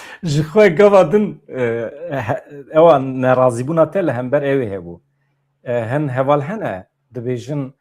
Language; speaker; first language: Kurdish; native; Kurdish